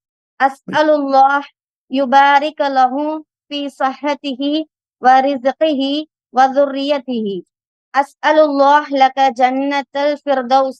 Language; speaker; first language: Arabic; non-native, learner; Tamil